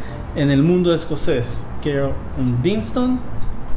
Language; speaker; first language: Spanish; non-native, fluent; English